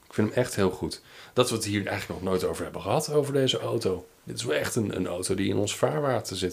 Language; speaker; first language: Dutch; native; Dutch